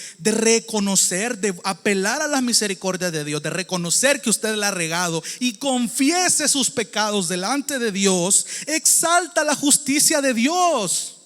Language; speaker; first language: Spanish; native; Spanish